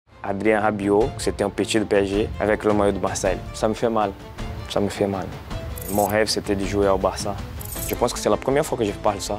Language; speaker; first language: French; non-native, fluent; Portuguese